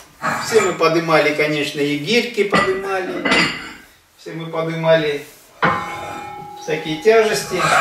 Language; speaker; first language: Russian; native; Russian